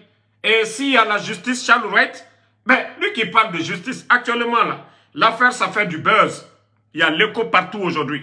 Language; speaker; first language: French; non-native, local second language; Susu